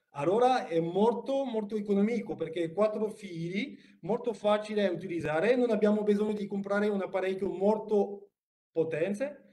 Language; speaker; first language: Italian; non-native, learner; French